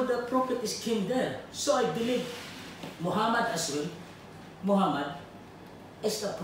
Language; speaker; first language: English; non-native, learner; Filipino